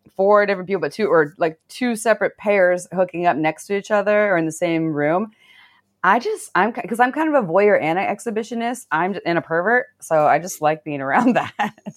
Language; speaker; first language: English; native; English